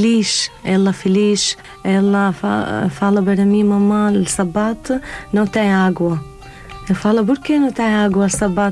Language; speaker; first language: Portuguese; non-native, learner; Arabic